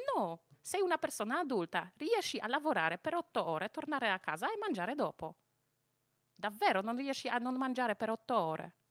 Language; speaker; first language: Italian; non-native, fluent; Polish